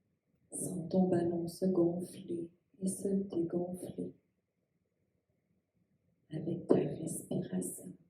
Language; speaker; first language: French; native; French